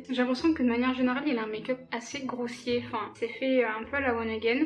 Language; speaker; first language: French; native; French